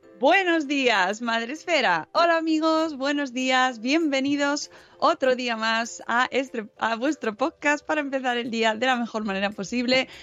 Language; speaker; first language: Spanish; native; Spanish